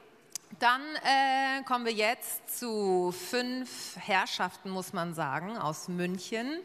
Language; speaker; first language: German; native; German